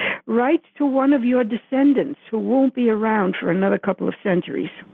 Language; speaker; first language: English; early bilingual, other home language; Spanish